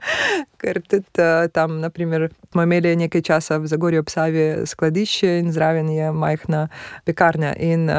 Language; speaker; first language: Slovenian; early bilingual, other home language; Spanish